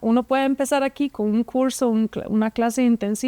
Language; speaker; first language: Spanish; non-native, fluent; German